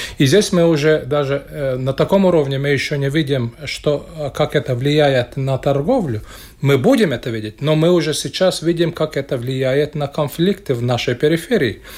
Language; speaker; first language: Russian; non-native, local second language; Latvian